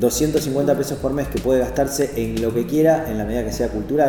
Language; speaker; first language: Spanish; native; Spanish